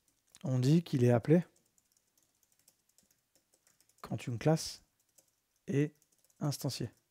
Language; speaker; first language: French; native; French